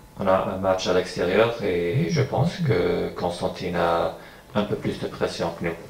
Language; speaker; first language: French; non-native, fluent; English